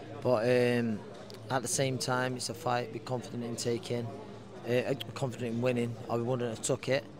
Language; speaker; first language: English; native; English